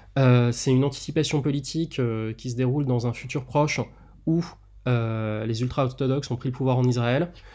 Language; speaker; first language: French; native; French